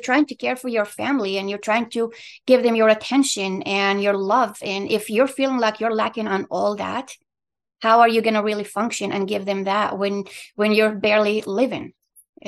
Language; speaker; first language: English; non-native, fluent; Arabic